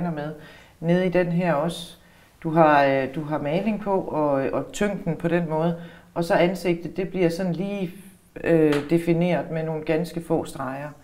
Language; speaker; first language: Danish; native; Danish